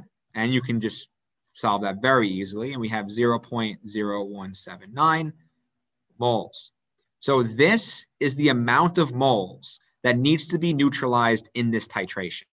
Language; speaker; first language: English; native; English